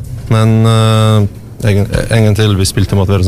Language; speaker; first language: Norwegian; non-native, learner; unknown